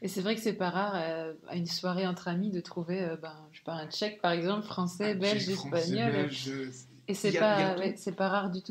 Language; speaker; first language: French; native; French